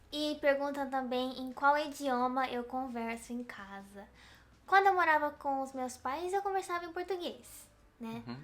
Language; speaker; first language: Portuguese; native; Portuguese